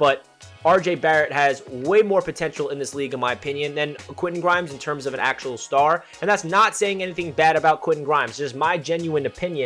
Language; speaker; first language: English; native; English